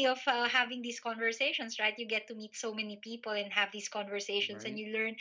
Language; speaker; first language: English; non-native, local second language; Filipino